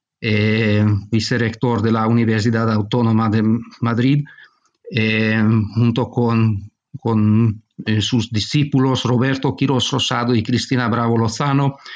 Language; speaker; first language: Spanish; non-native, fluent; Hungarian